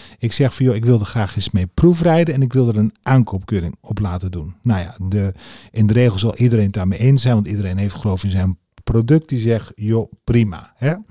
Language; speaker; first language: Dutch; native; Dutch